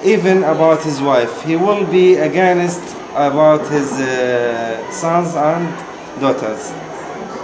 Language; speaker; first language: English; non-native, learner; Arabic